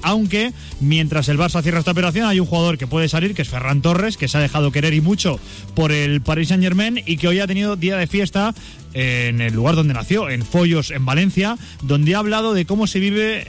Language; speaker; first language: Spanish; native; Spanish